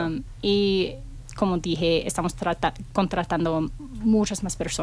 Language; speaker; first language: Spanish; non-native, fluent; English